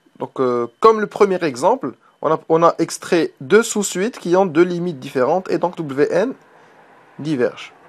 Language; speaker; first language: French; non-native, local second language; Arabic